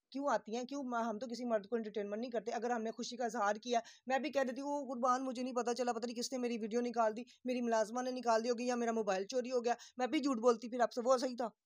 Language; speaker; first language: Urdu; native; Urdu